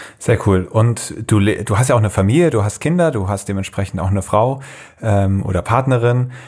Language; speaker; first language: German; native; German